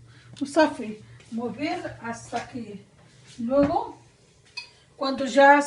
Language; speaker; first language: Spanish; non-native, learner; Arabic